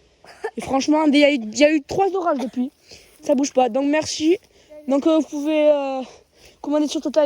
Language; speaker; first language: French; native; French